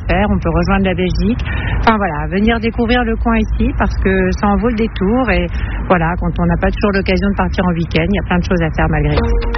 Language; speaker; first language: French; native; French